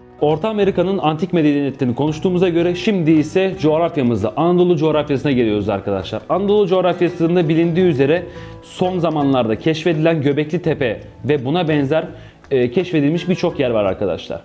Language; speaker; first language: Turkish; native; Turkish